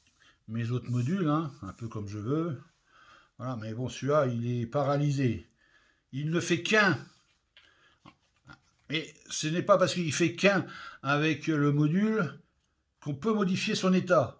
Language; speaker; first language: French; native; French